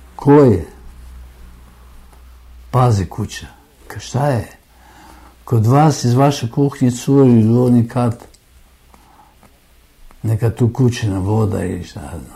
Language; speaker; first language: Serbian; non-native, fluent; German